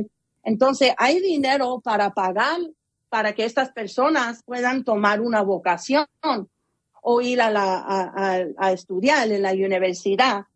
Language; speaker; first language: Spanish; early bilingual, heritage; Spanish